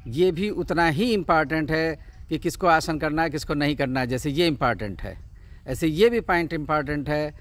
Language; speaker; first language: Hindi; native; Hindi